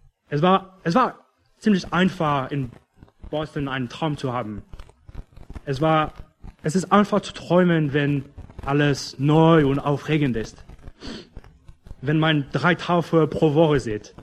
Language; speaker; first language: German; non-native, fluent; English